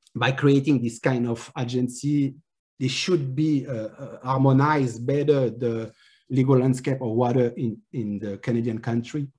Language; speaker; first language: English; non-native, fluent; French